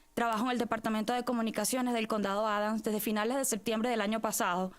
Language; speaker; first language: English; non-native, fluent; Spanish